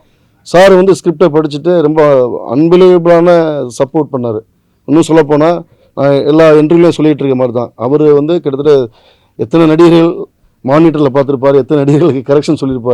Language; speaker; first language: Tamil; native; Tamil